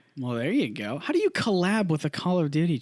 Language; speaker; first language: English; native; English